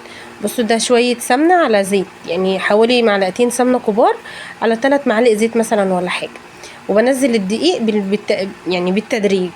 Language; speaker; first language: Arabic; native; Arabic